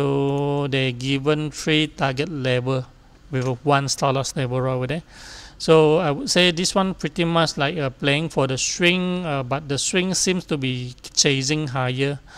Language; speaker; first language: English; non-native, local second language; Chinese